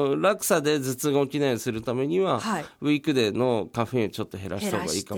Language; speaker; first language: Japanese; native; Japanese